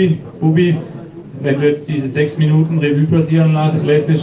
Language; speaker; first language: German; native; German